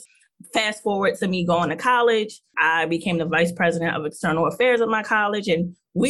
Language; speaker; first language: English; native; English